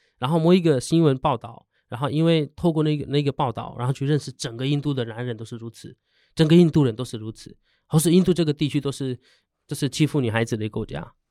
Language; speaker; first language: Chinese; non-native, fluent; Hindi